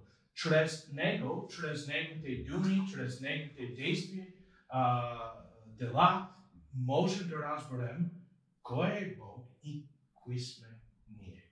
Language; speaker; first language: Bulgarian; non-native, fluent; English